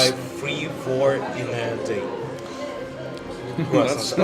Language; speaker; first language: English; non-native, learner; Russian